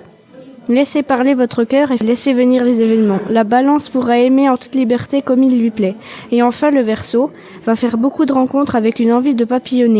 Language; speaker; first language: French; native; French